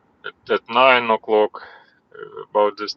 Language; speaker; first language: English; non-native, learner; Russian